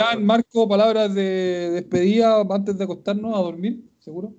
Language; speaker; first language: Spanish; native; Spanish